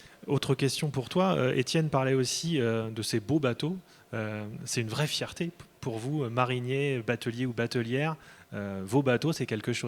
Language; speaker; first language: French; native; French